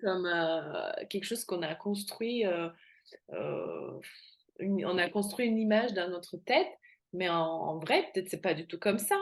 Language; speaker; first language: French; non-native, fluent; Slovak